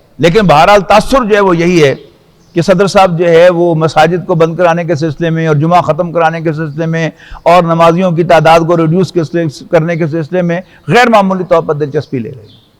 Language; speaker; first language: Urdu; non-native, local second language; Punjabi